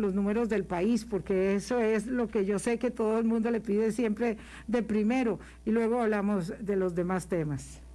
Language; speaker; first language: Spanish; native; Spanish